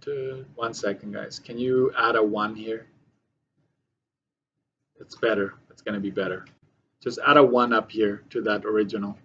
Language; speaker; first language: English; native; English